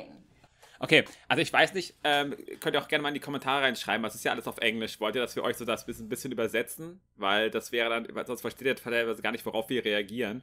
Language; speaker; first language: German; native; German